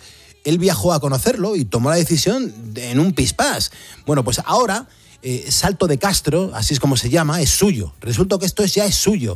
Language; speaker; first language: Spanish; native; Spanish